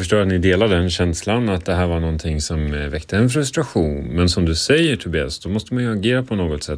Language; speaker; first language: Swedish; native; Swedish